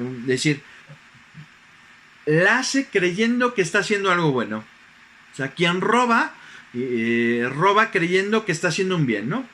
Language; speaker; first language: Spanish; native; Spanish